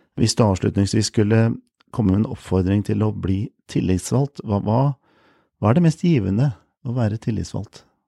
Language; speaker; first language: Norwegian; native; Norwegian